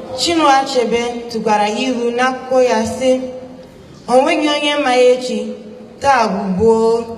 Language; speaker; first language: Igbo; early bilingual, heritage; Igbo